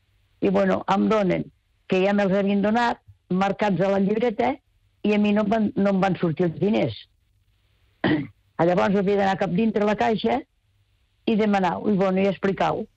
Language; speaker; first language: Catalan; native; Catalan